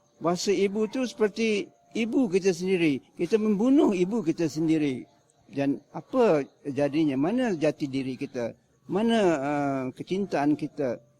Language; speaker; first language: Malay; native; Malay